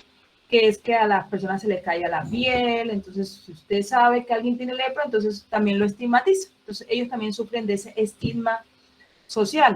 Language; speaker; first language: Spanish; native; Spanish